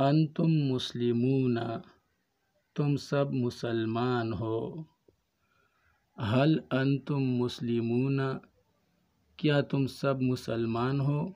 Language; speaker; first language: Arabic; non-native, fluent; Urdu